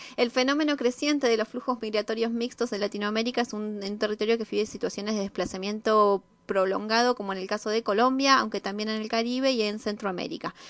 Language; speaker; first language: Spanish; native; Spanish